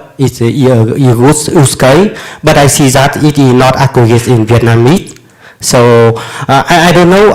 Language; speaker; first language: English; non-native, learner; Vietnamese